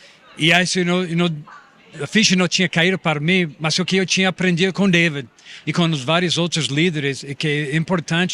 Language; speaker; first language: Portuguese; non-native, fluent; English